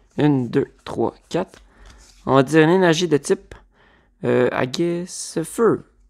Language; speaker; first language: French; native; French